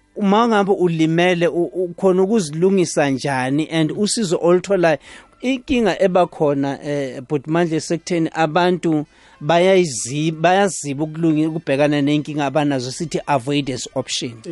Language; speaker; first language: Zulu; non-native, local second language; Venda